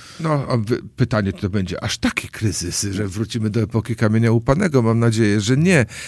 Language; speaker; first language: Polish; native; Polish